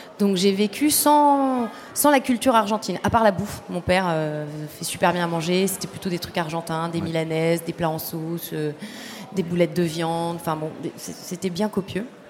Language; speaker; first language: French; early bilingual, other home language; Spanish